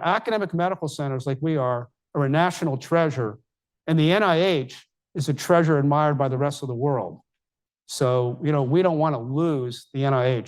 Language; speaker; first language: English; native; English